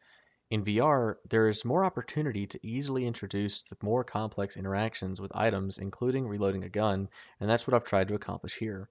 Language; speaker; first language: English; native; English